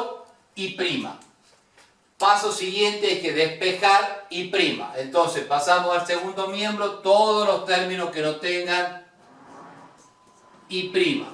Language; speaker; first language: Spanish; native; Spanish